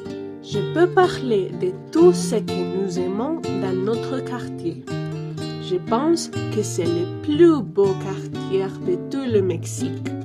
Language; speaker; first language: French; non-native, learner; Spanish